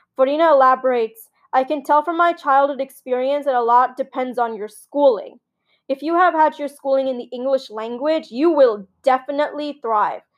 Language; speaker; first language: English; early bilingual, other home language; Gujarati